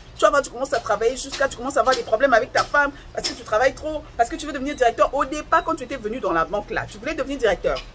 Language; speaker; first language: French; non-native, local second language; Lingala